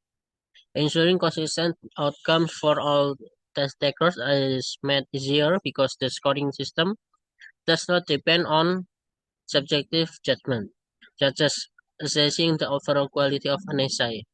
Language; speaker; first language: English; non-native, learner; Indonesian